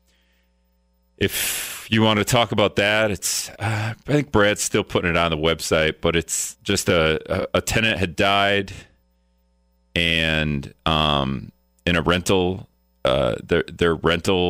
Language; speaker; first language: English; native; English